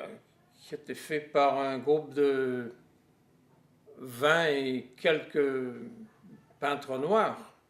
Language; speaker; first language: French; non-native, fluent; English